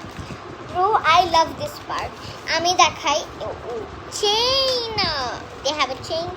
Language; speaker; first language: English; non-native, local second language; Bangla